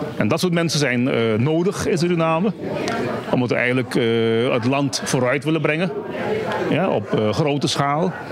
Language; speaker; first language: Dutch; native; Dutch